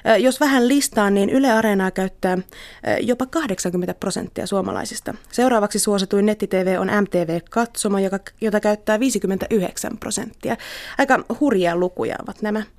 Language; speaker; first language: Finnish; native; Finnish